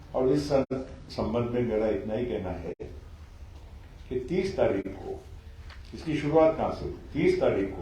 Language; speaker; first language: Hindi; non-native, local second language; Marathi